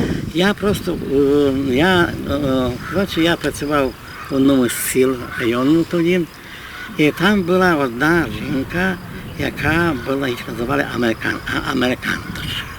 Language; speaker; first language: Ukrainian; native; Ukrainian